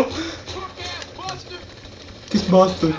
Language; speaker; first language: Italian; native; Italian